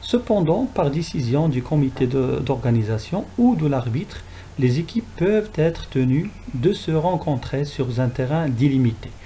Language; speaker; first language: French; non-native, local second language; Arabic